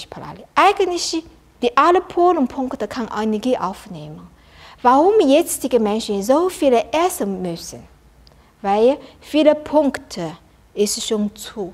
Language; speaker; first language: German; non-native, learner; Chinese